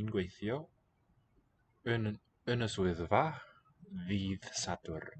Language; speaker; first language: Welsh; non-native, learner; English